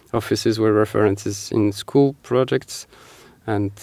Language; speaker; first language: English; non-native, fluent; French